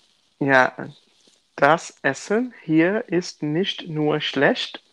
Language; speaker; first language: German; non-native, learner; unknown